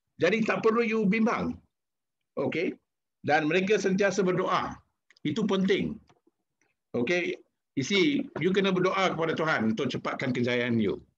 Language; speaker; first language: Malay; non-native, local second language; Tamil